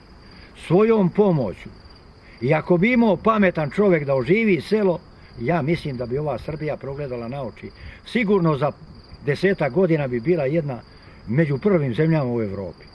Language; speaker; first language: Bosnian; native; Bosnian